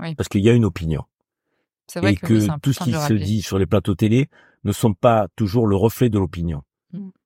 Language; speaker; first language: French; native; French